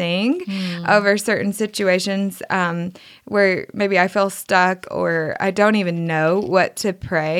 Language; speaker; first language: English; native; English